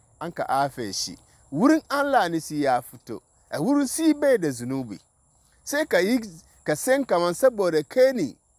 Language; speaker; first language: Hausa; non-native, local second language; Dyula